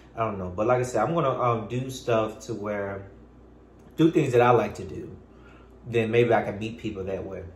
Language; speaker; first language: English; native; English